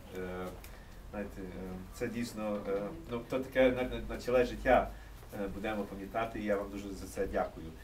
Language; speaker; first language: Ukrainian; early bilingual, heritage; English